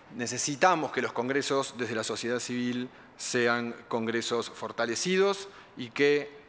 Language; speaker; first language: Spanish; native; Spanish